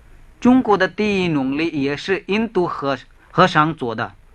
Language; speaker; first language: Chinese; non-native, fluent; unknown